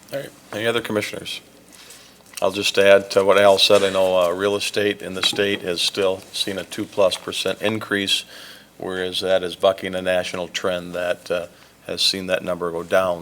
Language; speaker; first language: English; native; English